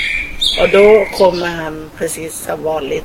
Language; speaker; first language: Swedish; non-native, fluent; Thai